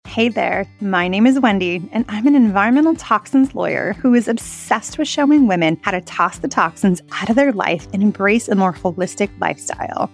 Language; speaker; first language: English; native; English